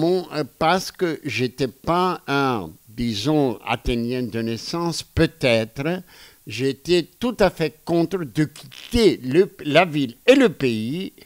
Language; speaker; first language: French; non-native, fluent; Greek